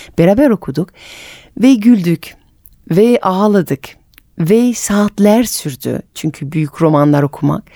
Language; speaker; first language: Turkish; non-native, fluent; French